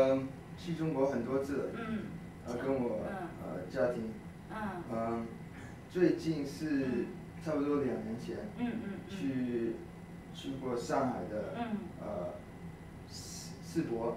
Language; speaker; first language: Chinese; early bilingual, heritage; Cantonese